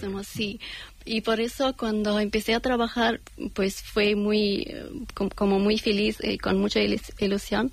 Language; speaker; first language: Spanish; non-native, learner; Persian